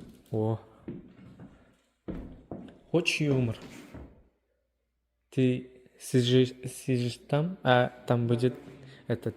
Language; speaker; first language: Russian; non-native, fluent; Uzbek